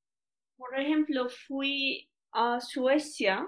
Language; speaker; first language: Spanish; non-native, learner; Turkish